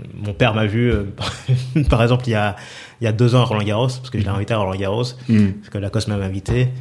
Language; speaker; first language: French; native; French